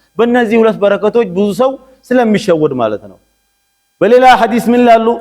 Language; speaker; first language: Amharic; non-native, local second language; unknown